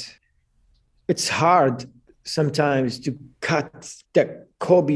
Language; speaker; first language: English; non-native, fluent; Arabic